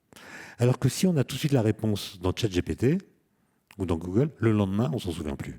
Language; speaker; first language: French; native; French